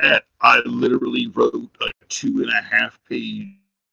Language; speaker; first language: English; native; English